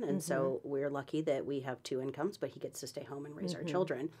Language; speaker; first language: English; native; English